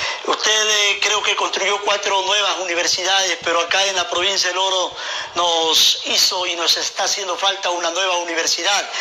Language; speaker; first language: Spanish; native; Spanish